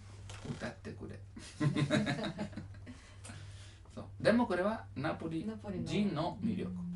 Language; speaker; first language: Japanese; non-native, learner; Italian